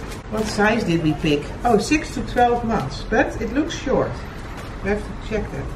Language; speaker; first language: English; non-native, fluent; Dutch